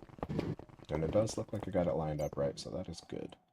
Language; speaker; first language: English; native; English